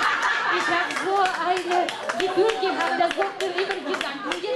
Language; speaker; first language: German; non-native, learner; Russian